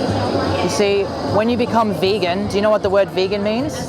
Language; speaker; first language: English; native; English